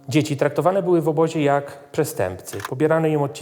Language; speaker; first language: Polish; native; Polish